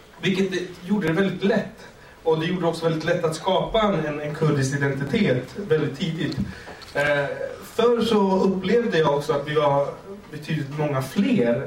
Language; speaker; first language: Swedish; early bilingual, other home language; Kurdish